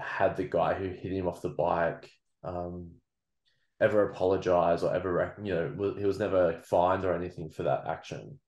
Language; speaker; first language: English; native; English